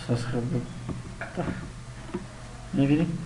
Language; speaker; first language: Persian; non-native, local second language; Pashto